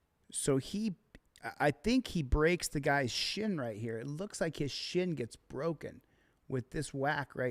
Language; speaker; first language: English; native; English